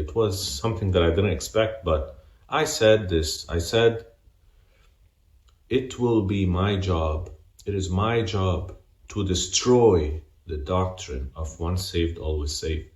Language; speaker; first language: English; non-native, fluent; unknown